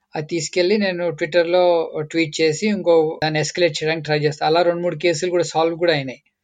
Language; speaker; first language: Telugu; native; Telugu